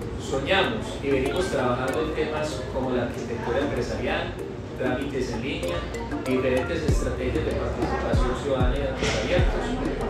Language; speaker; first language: Spanish; native; Spanish